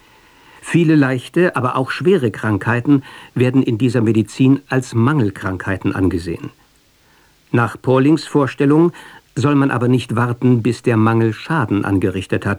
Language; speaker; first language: German; native; German